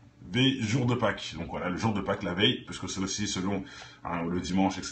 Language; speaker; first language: French; native; French